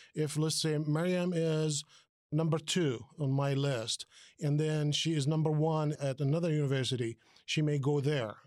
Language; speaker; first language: English; non-native, fluent; Arabic